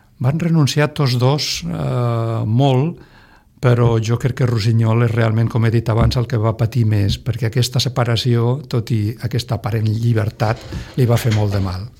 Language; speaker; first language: Catalan; non-native, local second language; Spanish